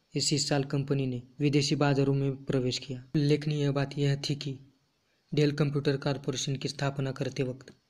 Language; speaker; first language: Hindi; non-native, local second language; Marathi